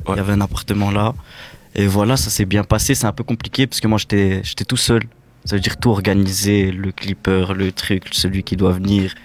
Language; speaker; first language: French; native; French